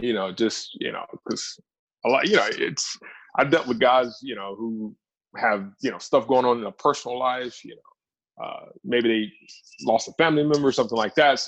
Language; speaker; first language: English; native; English